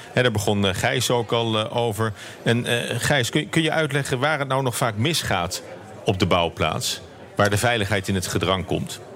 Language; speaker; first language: Dutch; native; Dutch